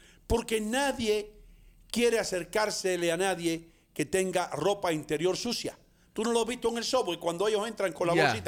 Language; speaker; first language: Spanish; native; Spanish